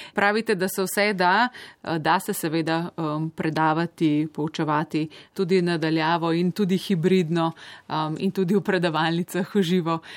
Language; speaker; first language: Slovenian; native; Slovenian